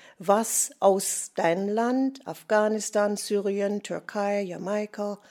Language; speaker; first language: German; non-native, fluent; English